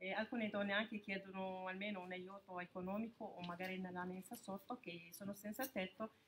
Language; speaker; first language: Italian; non-native, fluent; Arabic